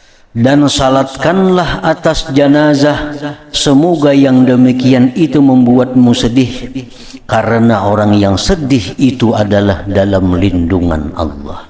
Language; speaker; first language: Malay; non-native, local second language; Banjar